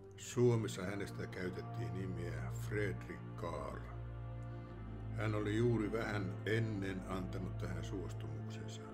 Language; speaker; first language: Finnish; native; Finnish